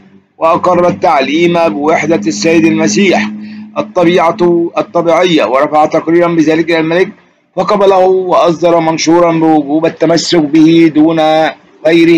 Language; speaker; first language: Arabic; native; Arabic